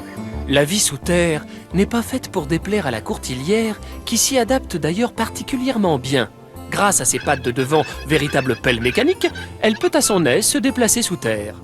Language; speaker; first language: French; native; French